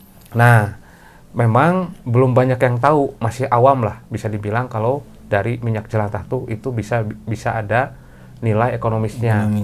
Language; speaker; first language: Indonesian; non-native, local second language; Sundanese